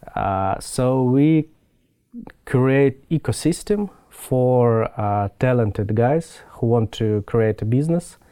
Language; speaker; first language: English; non-native, fluent; Ukrainian